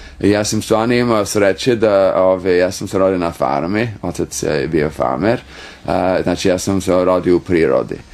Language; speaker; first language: Serbian; non-native, fluent; English